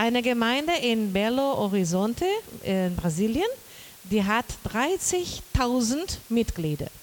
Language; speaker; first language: German; non-native, learner; Portuguese